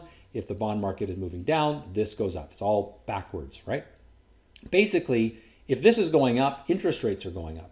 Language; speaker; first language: English; native; English